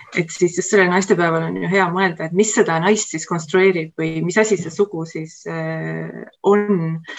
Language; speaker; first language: Estonian; native; Estonian